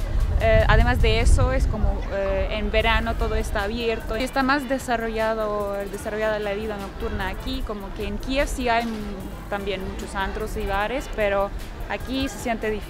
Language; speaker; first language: Spanish; early bilingual, heritage; Russian